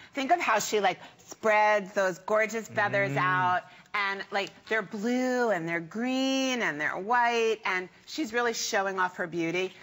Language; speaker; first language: English; native; English